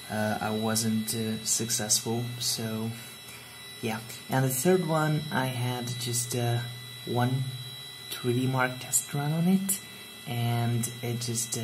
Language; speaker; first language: English; non-native, fluent; Hungarian